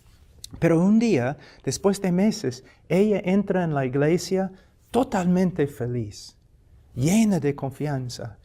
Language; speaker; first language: Spanish; non-native, fluent; English